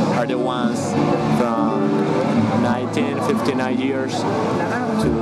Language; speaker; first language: English; non-native, learner; Spanish